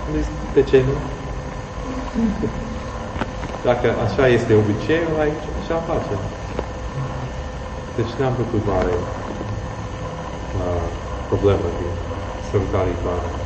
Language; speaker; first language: Romanian; non-native, fluent; English